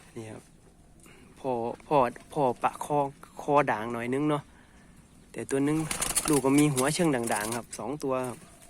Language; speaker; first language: Thai; native; Thai